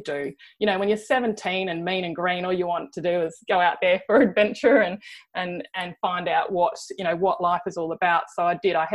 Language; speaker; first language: English; native; English